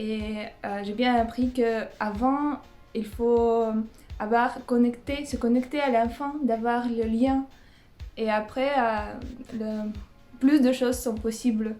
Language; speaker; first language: French; non-native, fluent; Russian